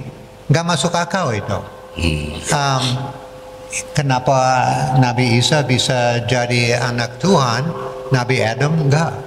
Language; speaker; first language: Indonesian; non-native, fluent; English